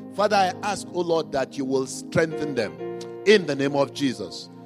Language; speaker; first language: English; non-native, local second language; Igbo